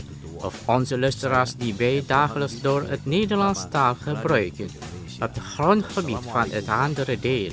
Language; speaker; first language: Dutch; non-native, learner; Indonesian